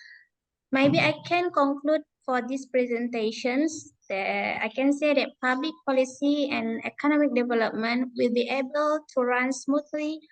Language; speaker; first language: English; non-native, fluent; Indonesian